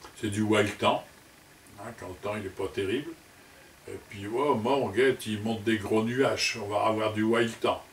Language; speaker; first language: French; native; French